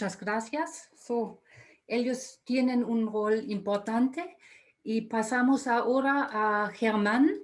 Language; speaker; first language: Spanish; non-native, fluent; German